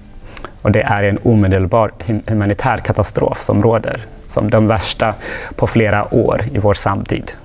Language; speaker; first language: Swedish; non-native, fluent; Tigrinya